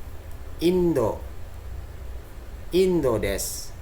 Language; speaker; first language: Japanese; non-native, fluent; Indonesian